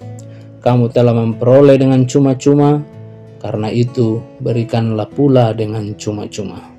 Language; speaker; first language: Indonesian; native; Indonesian